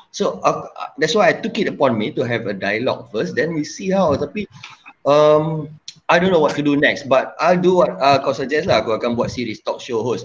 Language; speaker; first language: English; non-native, local second language; Malay